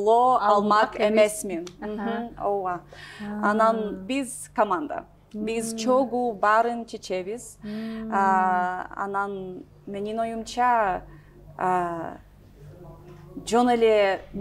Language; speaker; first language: Kyrgyz; non-native, learner; English